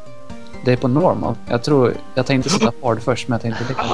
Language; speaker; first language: Swedish; native; Swedish